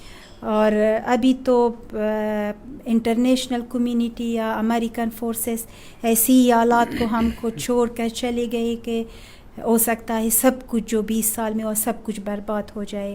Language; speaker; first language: Hindi; non-native, fluent; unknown